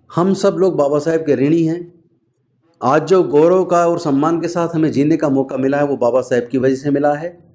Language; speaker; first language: Hindi; native; Hindi